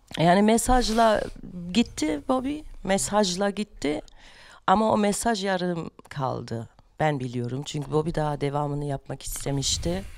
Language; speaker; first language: Turkish; non-native, fluent; German